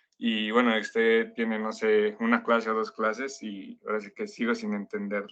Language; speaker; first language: Spanish; native; Spanish